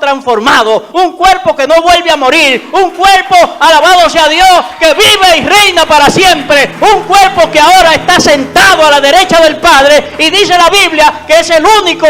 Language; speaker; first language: Spanish; native; Spanish